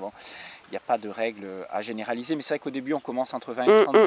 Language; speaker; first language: French; native; French